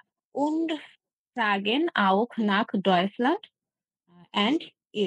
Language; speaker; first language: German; non-native, learner; Bangla